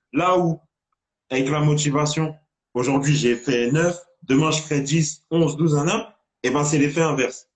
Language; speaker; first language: French; native; French